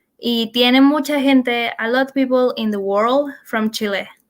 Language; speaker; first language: English; non-native, learner; Spanish